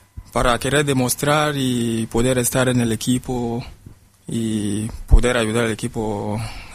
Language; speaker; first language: Spanish; non-native, fluent; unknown